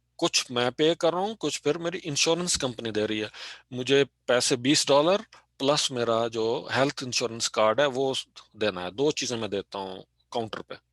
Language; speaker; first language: Urdu; non-native, local second language; Punjabi